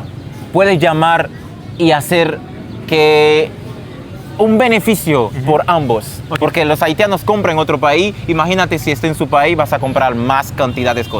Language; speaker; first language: Spanish; non-native, fluent; Haitian Creole